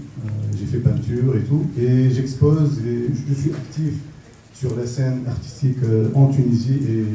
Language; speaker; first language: French; non-native, local second language; Arabic